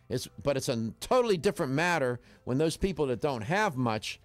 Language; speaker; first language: English; native; English